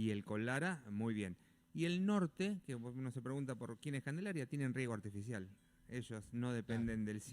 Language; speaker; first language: Spanish; native; Spanish